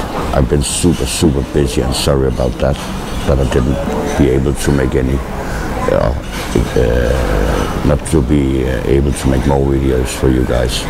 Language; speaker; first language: English; non-native, learner; Danish